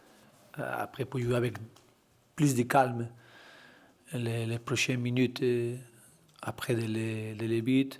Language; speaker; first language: French; non-native, learner; Spanish